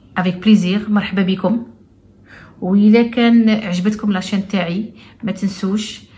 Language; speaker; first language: French; non-native, local second language; Arabic